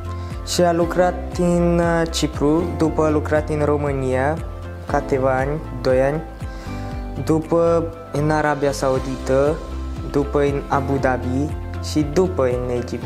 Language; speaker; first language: Romanian; non-native, learner; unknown